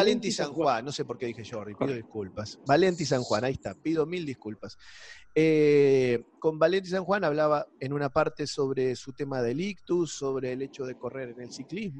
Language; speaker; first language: Spanish; native; Spanish